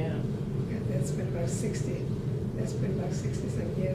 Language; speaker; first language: English; native; English